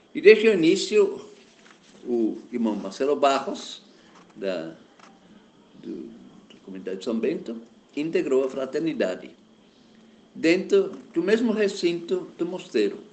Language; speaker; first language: Portuguese; non-native, fluent; German